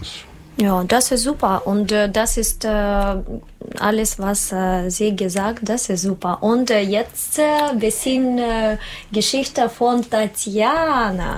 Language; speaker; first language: German; non-native, learner; Russian